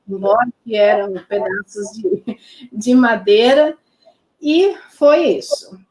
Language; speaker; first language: Portuguese; non-native, local second language; Low German